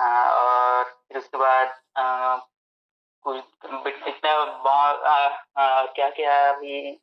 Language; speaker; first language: Hindi; native; Hindi